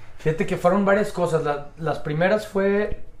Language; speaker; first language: Spanish; native; Spanish